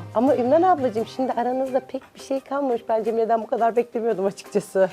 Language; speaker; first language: Turkish; native; Turkish